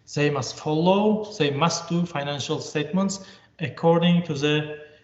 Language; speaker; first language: English; non-native, fluent; Uzbek